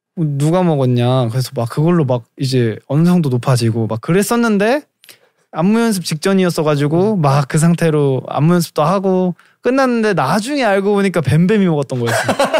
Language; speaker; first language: Korean; native; Korean